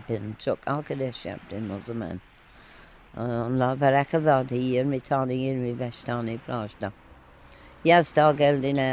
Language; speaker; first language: Turkish; non-native, learner; English